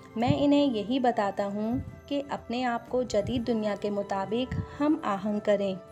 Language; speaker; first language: Urdu; non-native, local second language; Punjabi